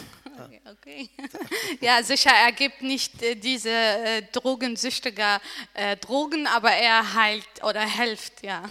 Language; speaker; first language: German; non-native, learner; Arabic